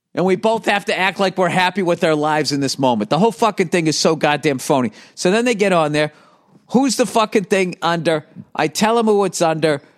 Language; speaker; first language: English; native; English